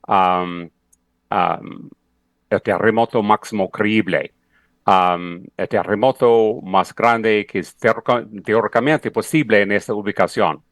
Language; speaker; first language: Spanish; non-native, fluent; English